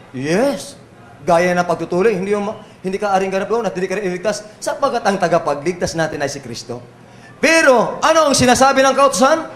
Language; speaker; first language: Filipino; native; Filipino